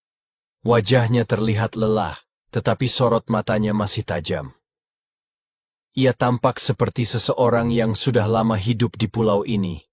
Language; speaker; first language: Indonesian; native; Indonesian